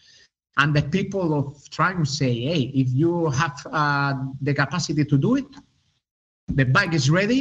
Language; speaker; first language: English; non-native, learner; Spanish